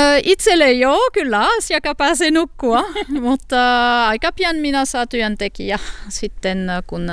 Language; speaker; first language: Finnish; non-native, learner; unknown